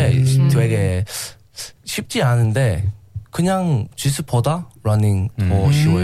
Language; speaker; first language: Korean; non-native, learner; English